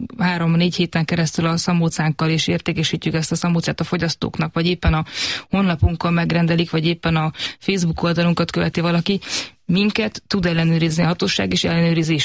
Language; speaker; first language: Hungarian; native; Hungarian